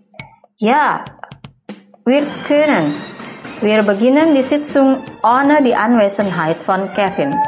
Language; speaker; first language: German; non-native, fluent; Indonesian